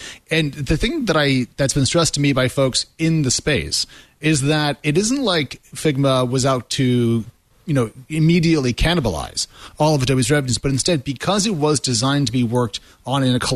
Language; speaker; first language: English; native; English